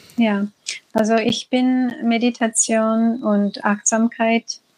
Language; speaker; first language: German; non-native, fluent; English